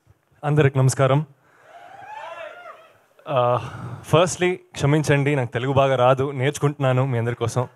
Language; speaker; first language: Telugu; non-native, learner; Kannada